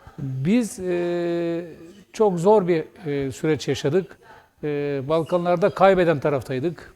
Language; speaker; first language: Turkish; non-native, local second language; Bulgarian